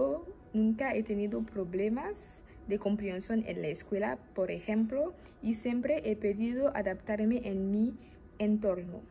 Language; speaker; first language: Spanish; non-native, learner; Haitian Creole